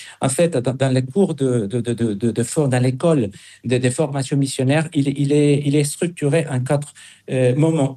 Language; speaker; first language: French; non-native, fluent; Spanish